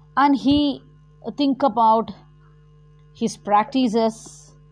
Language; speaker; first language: English; non-native, local second language; Malayalam